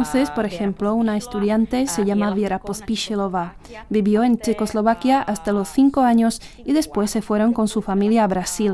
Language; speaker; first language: Spanish; non-native, fluent; Czech